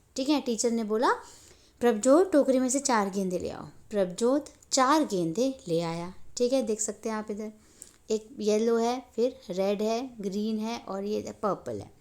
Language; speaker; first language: Hindi; native; Hindi